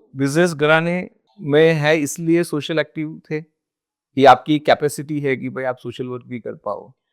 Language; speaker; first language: Hindi; non-native, local second language; Gujarati